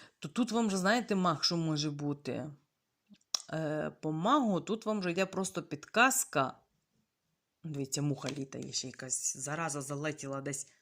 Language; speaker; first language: Ukrainian; native; Ukrainian